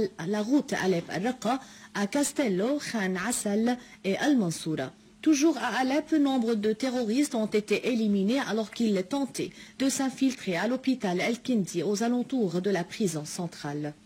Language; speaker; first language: French; non-native, fluent; Arabic